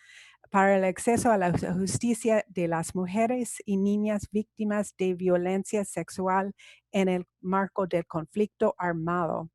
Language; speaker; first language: Spanish; non-native, fluent; English